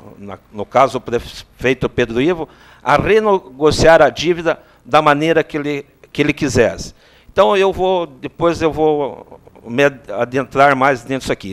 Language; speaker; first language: Portuguese; native; Portuguese